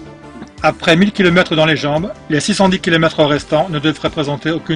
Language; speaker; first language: French; native; French